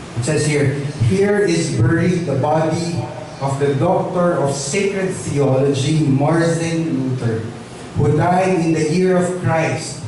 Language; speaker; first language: English; non-native, local second language; Filipino